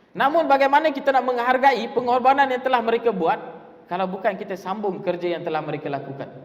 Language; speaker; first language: Malay; non-native, local second language; Tamil